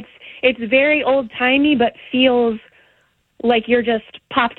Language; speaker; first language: English; native; English